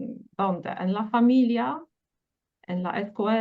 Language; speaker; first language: Spanish; non-native, fluent; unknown